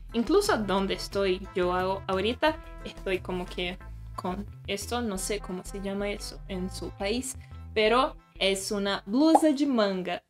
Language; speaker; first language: Spanish; non-native, fluent; Portuguese